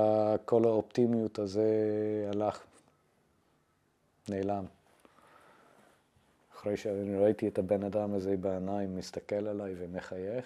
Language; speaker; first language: Hebrew; non-native, fluent; English